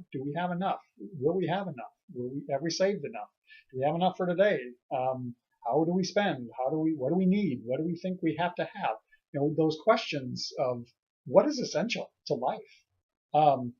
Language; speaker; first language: English; native; English